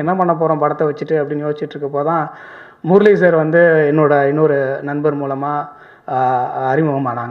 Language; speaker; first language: Tamil; native; Tamil